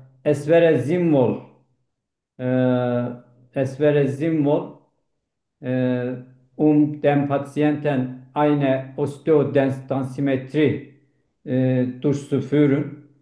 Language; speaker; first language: German; non-native, learner; Turkish